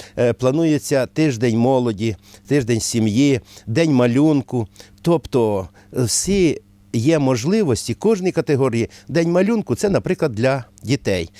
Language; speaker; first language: Ukrainian; native; Ukrainian